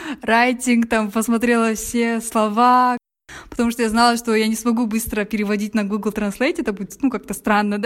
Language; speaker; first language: Russian; native; Russian